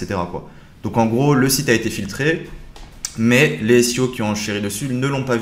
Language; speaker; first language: French; native; French